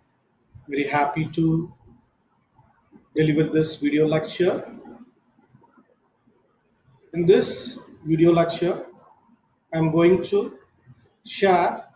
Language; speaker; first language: English; non-native, local second language; Tamil